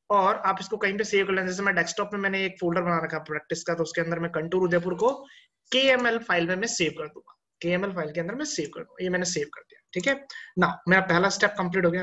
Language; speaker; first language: Hindi; native; Hindi